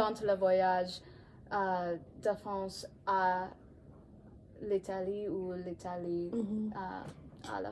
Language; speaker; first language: French; non-native, learner; English